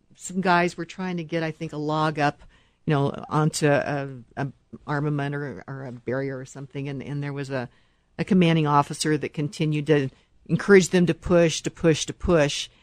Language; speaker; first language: English; native; English